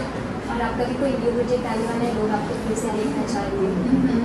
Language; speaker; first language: Hindi; native; Hindi